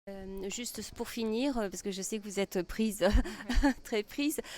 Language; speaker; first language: French; native; French